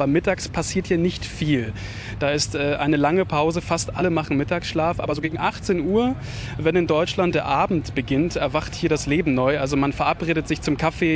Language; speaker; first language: German; native; German